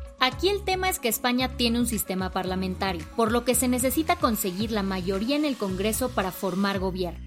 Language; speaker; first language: Spanish; native; Spanish